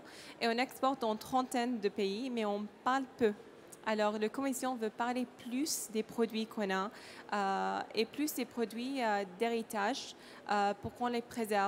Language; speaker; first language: French; non-native, learner; Arabic